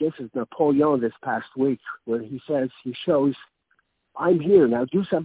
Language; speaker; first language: English; native; English